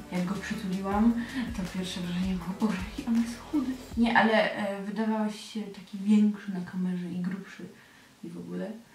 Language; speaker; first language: Polish; native; Polish